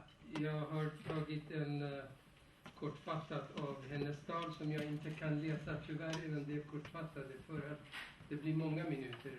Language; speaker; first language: Swedish; non-native, fluent; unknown